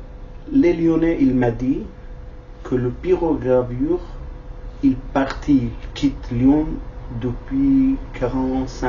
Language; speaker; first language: French; non-native, learner; Kurdish